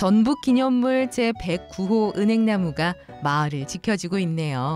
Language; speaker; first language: Korean; native; Korean